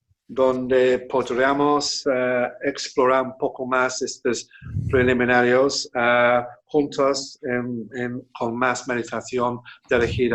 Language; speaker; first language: Spanish; non-native, fluent; English